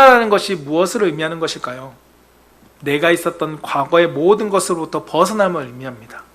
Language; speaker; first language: Korean; native; Korean